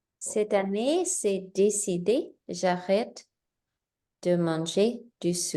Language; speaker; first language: French; non-native, learner; Spanish